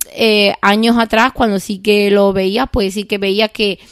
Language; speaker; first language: Spanish; native; Spanish